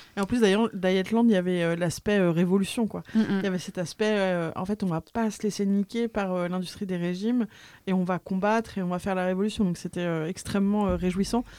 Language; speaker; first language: French; native; French